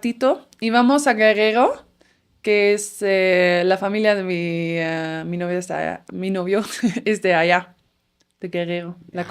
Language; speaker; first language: Spanish; non-native, fluent; Dutch